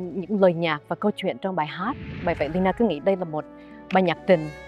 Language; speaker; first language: Vietnamese; early bilingual, heritage; Vietnamese